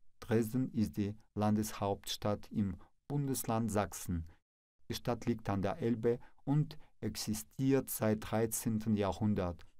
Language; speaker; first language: German; non-native, fluent; Russian